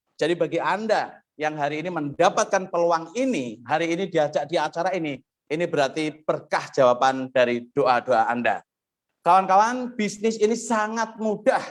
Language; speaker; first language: Indonesian; non-native, local second language; Javanese